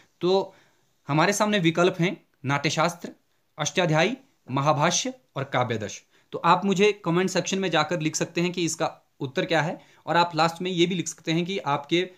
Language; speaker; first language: Hindi; native; Hindi